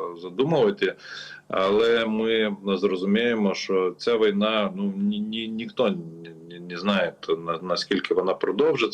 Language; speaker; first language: Ukrainian; non-native, learner; Lithuanian